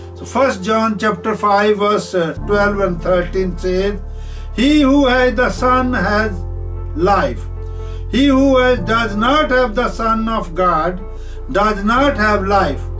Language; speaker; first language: English; non-native, local second language; Punjabi